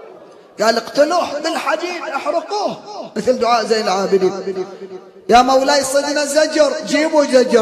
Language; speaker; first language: Arabic; native; Arabic